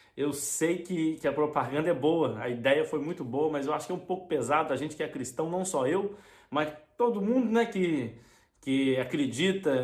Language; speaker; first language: Portuguese; native; Portuguese